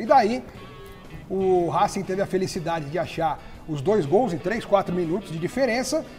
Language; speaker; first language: Portuguese; native; Portuguese